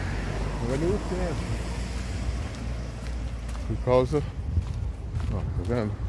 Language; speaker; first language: Portuguese; native; Portuguese